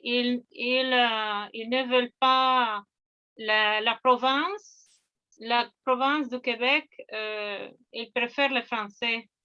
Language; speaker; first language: French; non-native, fluent; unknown